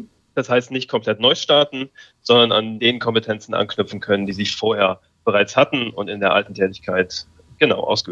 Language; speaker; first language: German; native; German